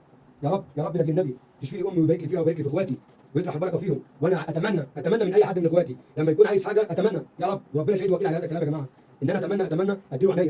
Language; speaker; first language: Arabic; native; Arabic